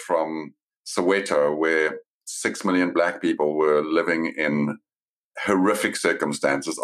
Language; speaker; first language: English; native; English